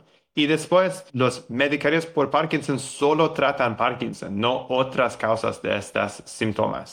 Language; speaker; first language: Spanish; non-native, learner; English